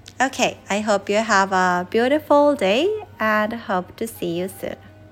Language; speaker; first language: English; non-native, fluent; Japanese